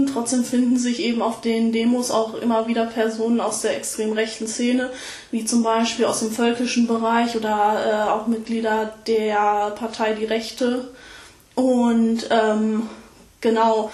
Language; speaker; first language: German; native; German